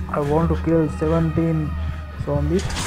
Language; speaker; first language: English; non-native, learner; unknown